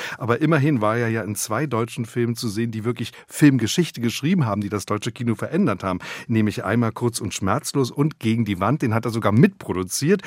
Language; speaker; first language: German; native; German